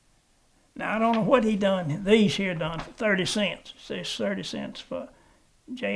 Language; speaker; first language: English; native; English